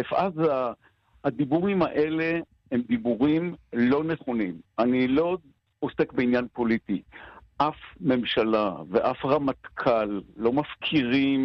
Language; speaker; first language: Hebrew; native; Hebrew